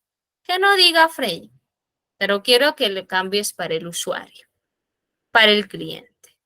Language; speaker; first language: Spanish; native; Spanish